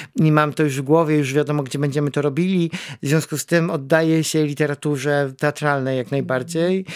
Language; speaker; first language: Polish; native; Polish